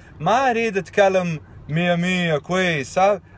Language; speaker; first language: Arabic; non-native, learner; Portuguese